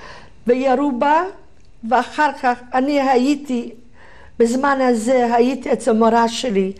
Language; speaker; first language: Hebrew; non-native, fluent; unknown